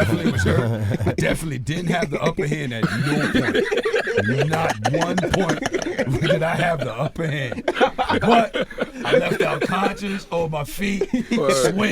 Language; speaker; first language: English; native; English